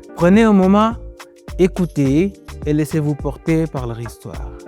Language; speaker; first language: French; native; French